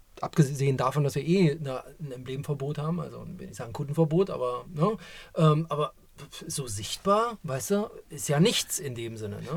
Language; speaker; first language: German; native; German